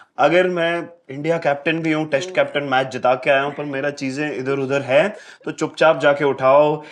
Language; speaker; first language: Hindi; native; Hindi